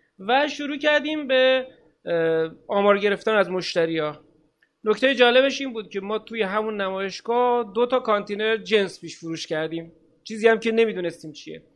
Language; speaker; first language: Persian; native; Persian